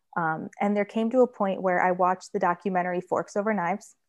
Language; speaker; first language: English; native; English